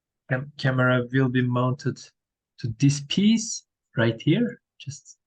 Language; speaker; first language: English; non-native, learner; Turkish